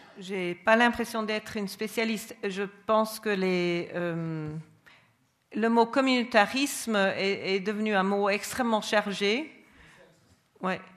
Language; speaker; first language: French; non-native, fluent; English